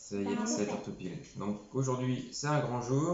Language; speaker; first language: French; native; French